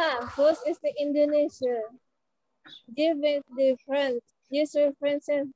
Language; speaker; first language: French; non-native, learner; Indonesian